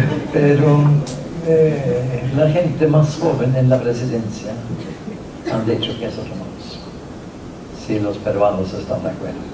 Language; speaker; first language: Spanish; non-native, fluent; Norwegian